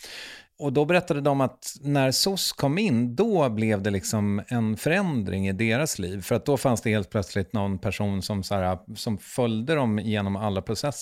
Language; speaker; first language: Swedish; native; Swedish